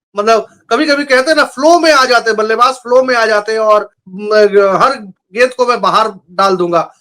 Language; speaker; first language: Hindi; non-native, local second language; Bangla